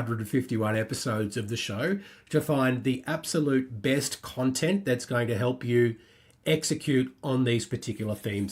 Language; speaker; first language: English; native; English